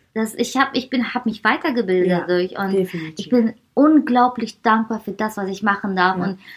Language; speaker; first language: German; early bilingual, heritage; Persian